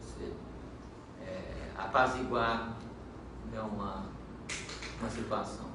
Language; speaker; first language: Portuguese; native; Portuguese